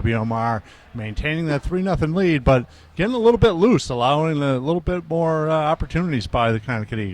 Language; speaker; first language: English; native; English